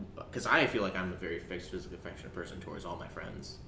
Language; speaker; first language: English; early bilingual, other home language; Urdu